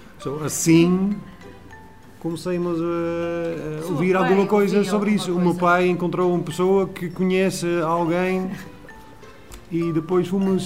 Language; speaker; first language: Portuguese; non-native, learner; Dutch